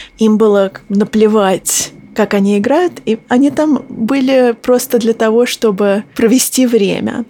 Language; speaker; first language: Russian; early bilingual, heritage; Russian